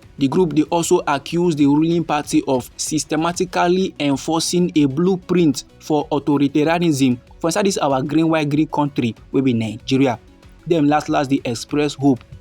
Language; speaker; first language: Nigerian Pidgin; native; Nigerian Pidgin